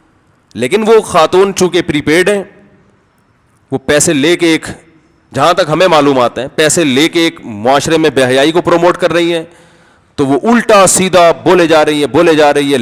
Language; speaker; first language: Urdu; native; Urdu